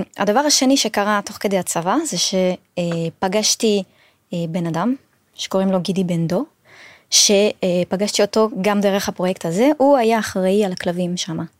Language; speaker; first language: Hebrew; non-native, fluent; French